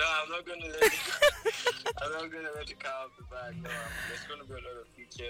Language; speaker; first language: English; non-native, local second language; Yoruba